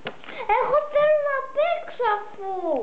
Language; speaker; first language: Greek; early bilingual, other home language; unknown